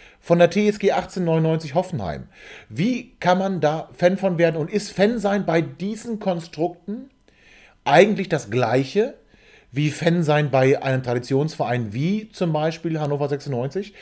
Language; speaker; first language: German; native; German